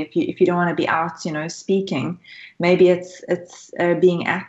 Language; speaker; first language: English; native; English